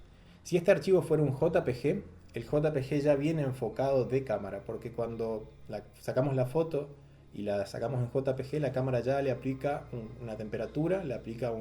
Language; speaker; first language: Spanish; native; Spanish